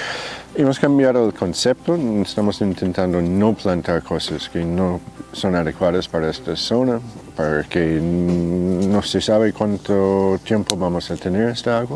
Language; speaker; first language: Spanish; non-native, fluent; English